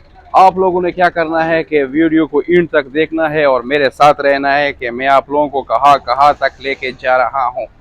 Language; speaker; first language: Hindi; non-native, local second language; Punjabi